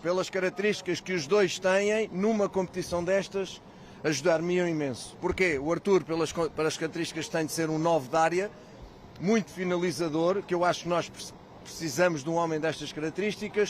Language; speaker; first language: Portuguese; native; Portuguese